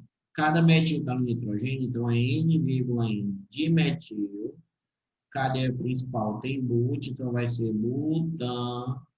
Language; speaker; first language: Portuguese; native; Portuguese